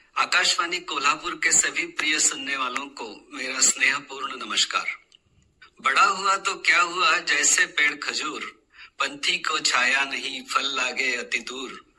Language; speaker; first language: Hindi; non-native, local second language; Marathi